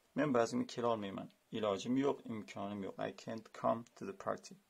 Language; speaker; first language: English; non-native, fluent; Uzbek